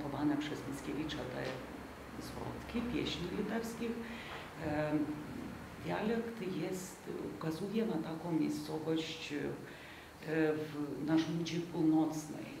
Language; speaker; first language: Polish; non-native, fluent; Lithuanian